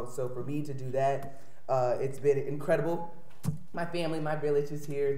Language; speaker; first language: English; native; English